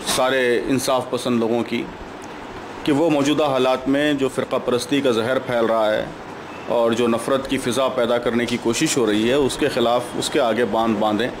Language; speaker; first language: Urdu; native; Urdu